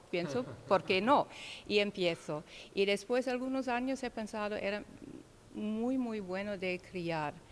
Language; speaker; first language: Spanish; non-native, learner; German